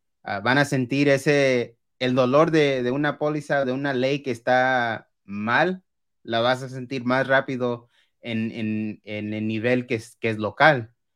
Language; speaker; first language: Spanish; early bilingual, heritage; Spanish